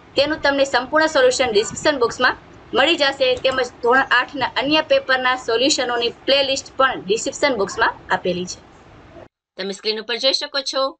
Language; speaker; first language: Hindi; non-native, local second language; Gujarati